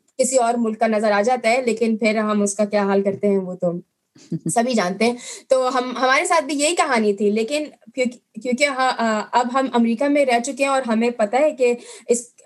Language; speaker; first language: Urdu; native; Urdu